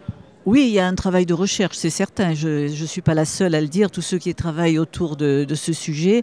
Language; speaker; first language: French; native; French